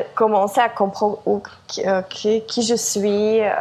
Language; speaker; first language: French; non-native, fluent; Czech